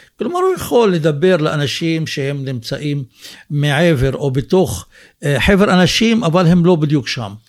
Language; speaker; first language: Hebrew; non-native, local second language; Arabic